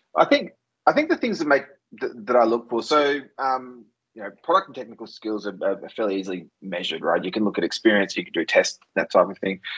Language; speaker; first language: English; native; English